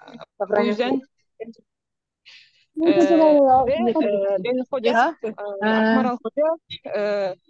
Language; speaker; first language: Turkish; non-native, learner; Kyrgyz